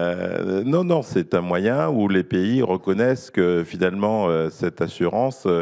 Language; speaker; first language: French; native; French